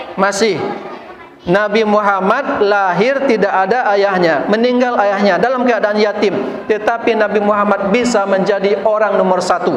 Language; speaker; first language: Malay; non-native, local second language; Minangkabau